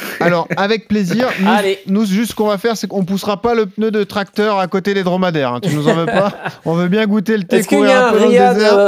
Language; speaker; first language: French; native; French